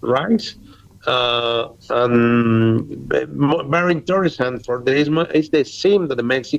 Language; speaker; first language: English; non-native, learner; Spanish